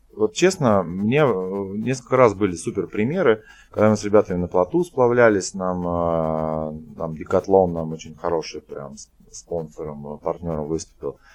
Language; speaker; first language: Russian; native; Russian